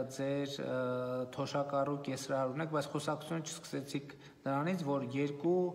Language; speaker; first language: Armenian; native; Armenian